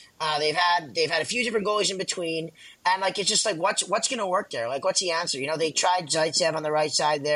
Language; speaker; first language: English; native; English